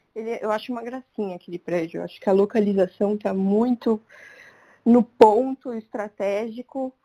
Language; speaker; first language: Portuguese; native; Portuguese